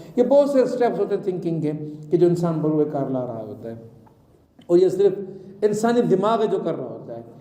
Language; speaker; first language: Urdu; non-native, local second language; Sindhi